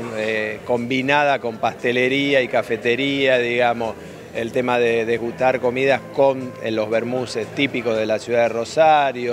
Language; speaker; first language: Spanish; native; Spanish